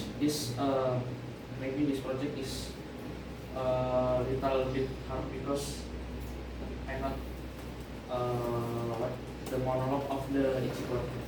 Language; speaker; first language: English; non-native, learner; Indonesian